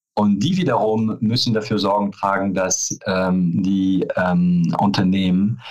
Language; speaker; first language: German; non-native, fluent; French